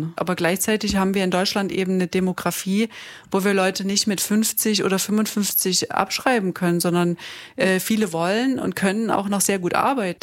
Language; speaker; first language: German; native; German